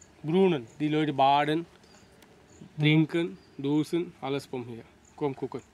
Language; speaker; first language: German; non-native, learner; Sinhala